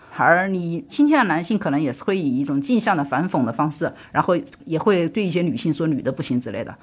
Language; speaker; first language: Chinese; native; Chinese